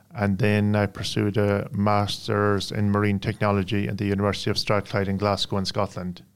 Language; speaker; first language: English; native; English